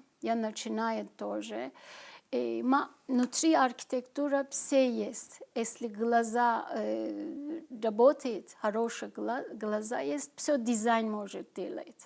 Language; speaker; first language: Russian; non-native, learner; Turkish